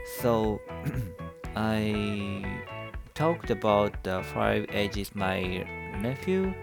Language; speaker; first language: English; non-native, learner; Japanese